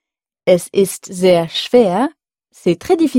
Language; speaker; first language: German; non-native, fluent; French